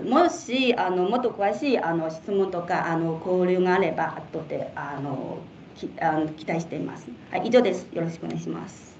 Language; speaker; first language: Japanese; non-native, fluent; Chinese